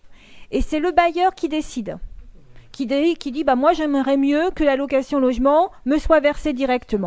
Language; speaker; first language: French; native; French